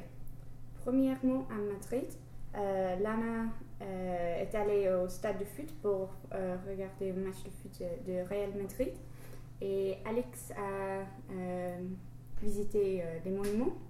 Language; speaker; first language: French; non-native, learner; English